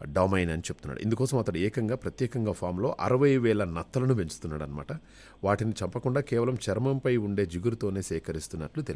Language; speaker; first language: Telugu; native; Telugu